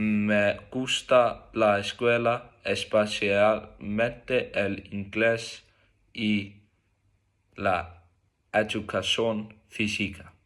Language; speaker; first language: Spanish; non-native, learner; Icelandic